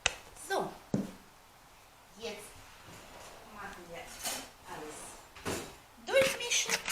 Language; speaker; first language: German; non-native, fluent; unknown